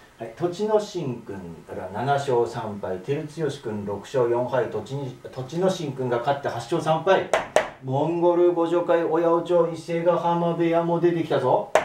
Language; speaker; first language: Japanese; native; Japanese